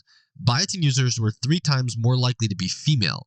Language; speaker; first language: English; native; English